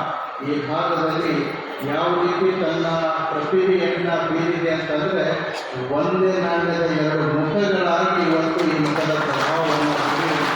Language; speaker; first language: Kannada; native; Kannada